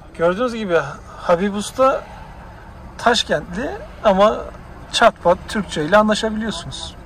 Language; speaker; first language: Turkish; native; Turkish